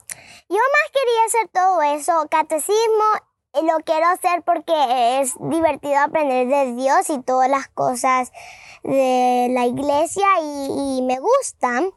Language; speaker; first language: Spanish; early bilingual, heritage; Spanish